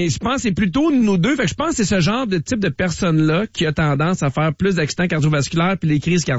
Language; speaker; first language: French; native; French